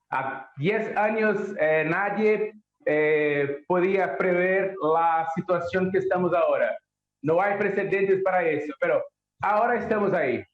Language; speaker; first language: Spanish; non-native, learner; Portuguese